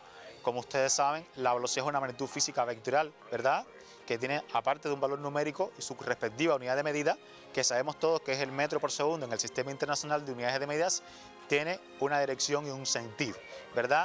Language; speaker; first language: Spanish; native; Spanish